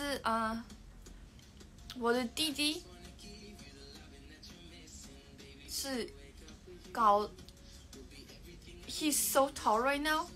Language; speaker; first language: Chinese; non-native, learner; Mongolian